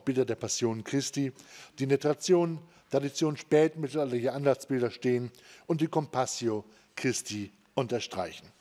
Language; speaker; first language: German; native; German